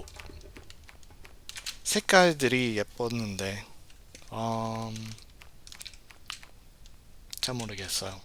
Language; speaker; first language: Korean; non-native, learner; English